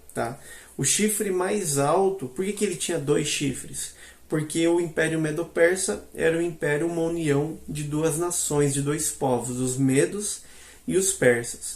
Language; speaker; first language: Portuguese; native; Portuguese